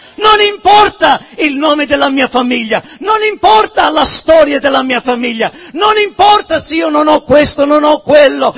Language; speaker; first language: Italian; early bilingual, heritage; Italian